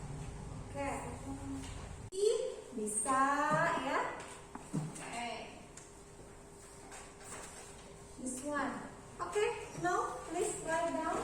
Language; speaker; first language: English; non-native, fluent; Indonesian